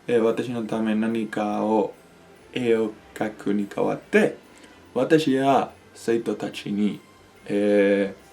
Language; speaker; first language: Japanese; non-native, learner; Spanish